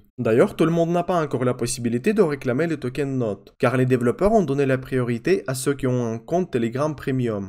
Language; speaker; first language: French; non-native, fluent; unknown